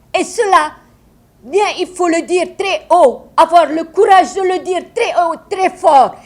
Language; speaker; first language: French; non-native, local second language; Wolof